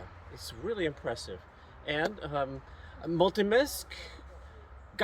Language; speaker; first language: English; native; English